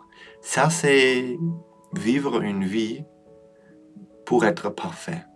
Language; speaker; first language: French; non-native, learner; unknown